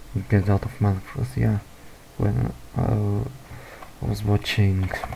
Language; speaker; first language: English; non-native, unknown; Portuguese